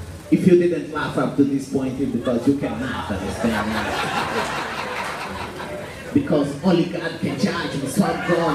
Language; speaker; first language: English; non-native, learner; Portuguese